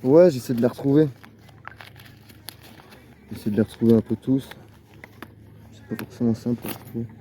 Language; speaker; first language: French; native; French